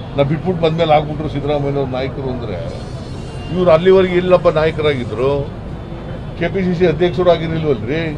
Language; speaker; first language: Kannada; native; Kannada